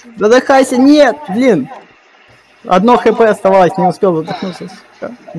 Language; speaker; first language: Russian; native; Russian